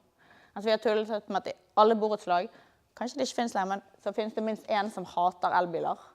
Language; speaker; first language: Norwegian; native; Norwegian